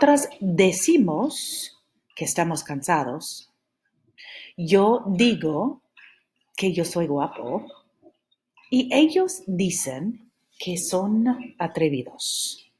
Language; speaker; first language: Spanish; non-native, fluent; English